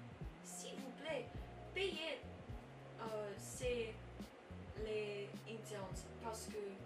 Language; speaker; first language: French; non-native, learner; English